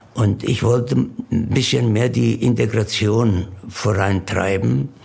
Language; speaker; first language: German; non-native, fluent; Italian